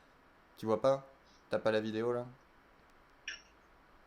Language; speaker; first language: French; native; French